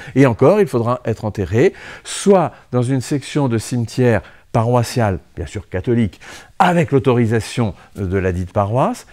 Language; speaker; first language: French; native; French